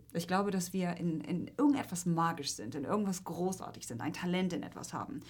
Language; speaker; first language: German; non-native, fluent; Polish